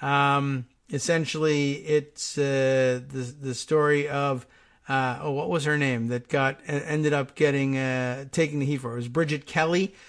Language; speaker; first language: English; native; English